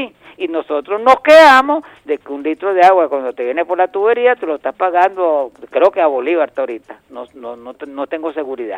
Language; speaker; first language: Spanish; native; Spanish